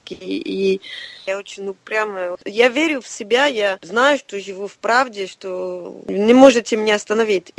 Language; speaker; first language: Russian; non-native, fluent; French